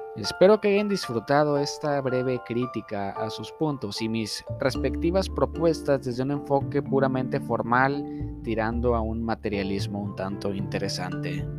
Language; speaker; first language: Spanish; native; Spanish